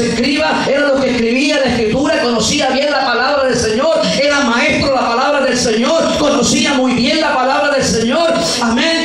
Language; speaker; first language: Spanish; native; Spanish